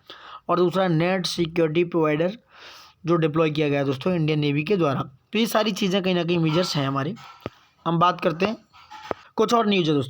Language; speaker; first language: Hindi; native; Hindi